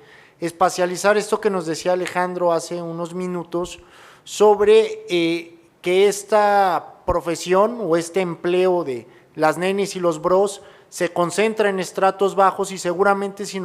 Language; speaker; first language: Spanish; native; Spanish